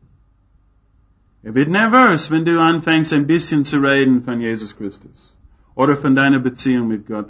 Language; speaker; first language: German; non-native, fluent; English